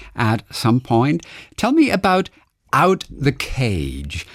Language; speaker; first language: English; non-native, fluent; German